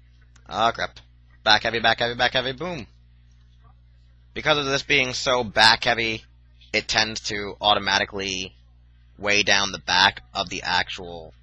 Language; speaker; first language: English; native; English